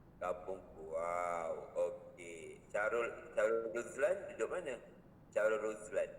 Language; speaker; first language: Malay; native; Malay